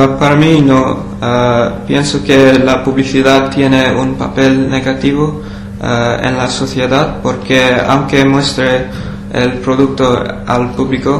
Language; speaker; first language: Spanish; non-native, learner; English